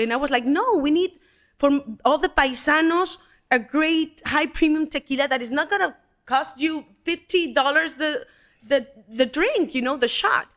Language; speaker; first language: English; non-native, fluent; Spanish